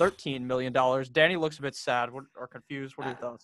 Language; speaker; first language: English; native; English